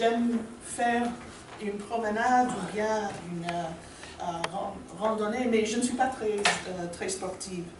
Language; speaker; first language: French; non-native, learner; English